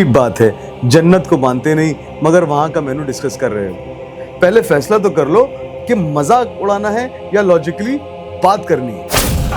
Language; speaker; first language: Hindi; native; Hindi